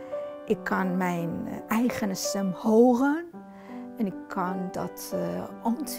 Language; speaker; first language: Dutch; non-native, learner; Persian